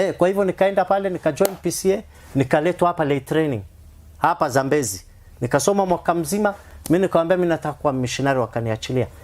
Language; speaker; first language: Swahili; non-native, fluent; Somali